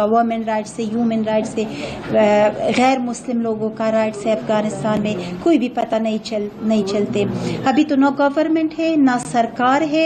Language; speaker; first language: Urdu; non-native, fluent; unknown